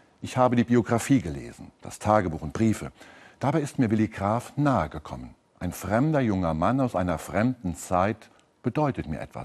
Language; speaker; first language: German; native; German